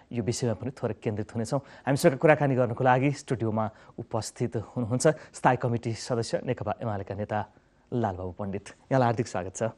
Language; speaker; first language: Nepali; native; Nepali